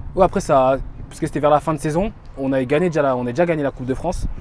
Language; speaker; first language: French; native; French